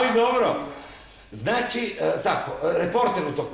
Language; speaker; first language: Serbian; native; Serbian